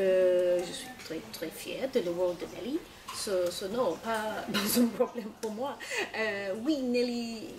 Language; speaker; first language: French; non-native, learner; English